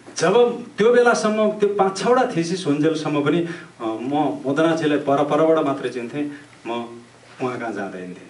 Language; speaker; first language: Nepali; native; Nepali